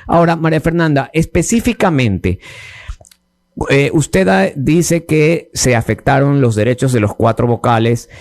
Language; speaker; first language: Spanish; native; Spanish